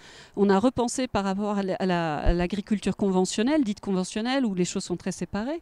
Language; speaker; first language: French; native; French